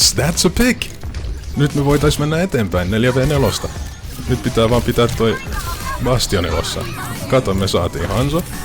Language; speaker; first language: Finnish; non-native, fluent; English